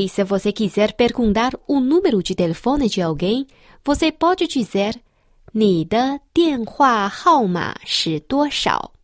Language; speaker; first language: Portuguese; non-native, fluent; Chinese